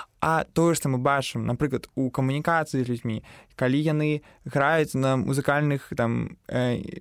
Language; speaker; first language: Belarusian; non-native, local second language; Russian